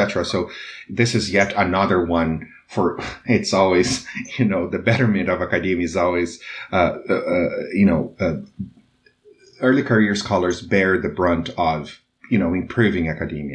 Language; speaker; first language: English; non-native, fluent; Portuguese